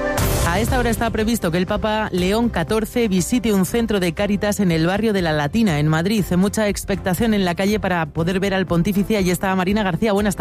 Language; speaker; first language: Spanish; native; Spanish